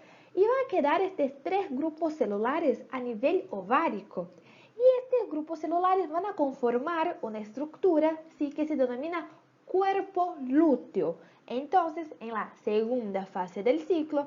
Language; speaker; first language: Spanish; native; Spanish